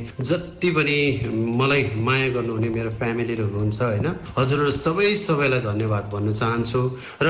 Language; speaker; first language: Nepali; native; Nepali